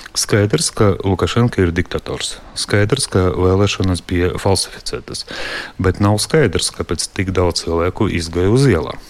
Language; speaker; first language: Latvian; non-native, local second language; Russian